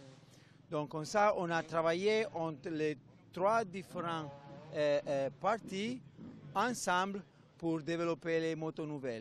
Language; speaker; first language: French; non-native, fluent; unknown